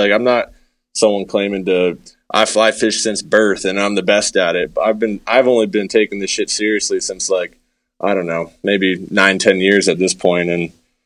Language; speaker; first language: English; native; English